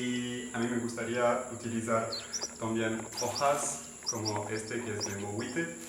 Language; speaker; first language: Spanish; non-native, learner; French